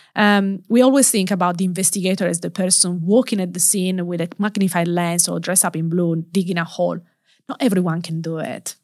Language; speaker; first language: English; non-native, fluent; Italian